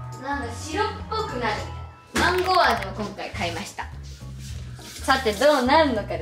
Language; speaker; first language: Japanese; native; Japanese